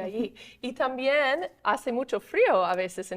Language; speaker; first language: Spanish; non-native, fluent; English